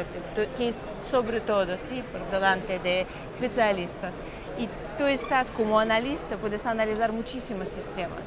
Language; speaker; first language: Spanish; non-native, fluent; Russian